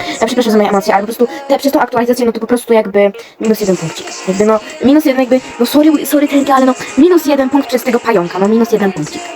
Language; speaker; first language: Polish; native; Polish